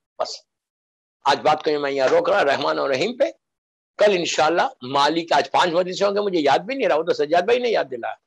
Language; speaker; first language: Urdu; native; Urdu